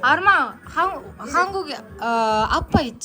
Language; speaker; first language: Korean; non-native, fluent; Kazakh